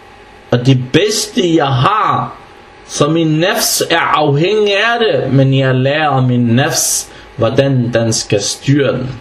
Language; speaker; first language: Danish; non-native, fluent; Arabic